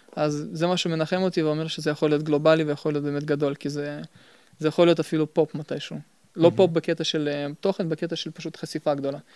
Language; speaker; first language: Hebrew; early bilingual, other home language; Russian